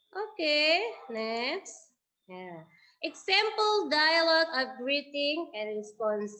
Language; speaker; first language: English; non-native, learner; Indonesian